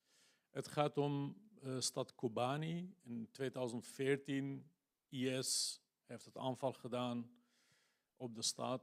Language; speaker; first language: Dutch; non-native, fluent; Kurdish